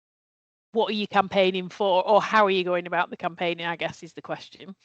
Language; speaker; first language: English; native; English